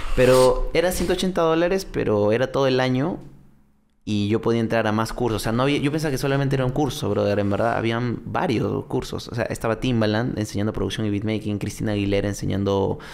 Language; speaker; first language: Spanish; native; Spanish